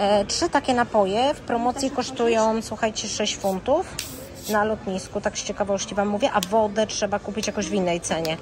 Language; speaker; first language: Polish; native; Polish